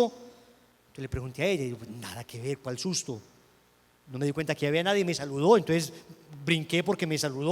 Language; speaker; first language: Spanish; native; Spanish